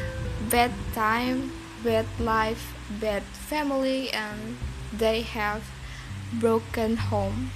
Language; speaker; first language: English; non-native, learner; Indonesian